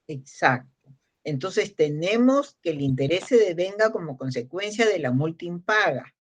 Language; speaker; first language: Spanish; native; Spanish